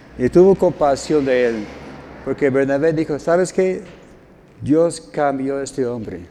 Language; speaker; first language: Spanish; non-native, fluent; English